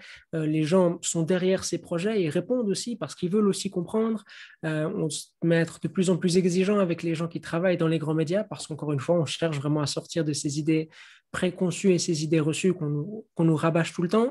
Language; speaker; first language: French; native; French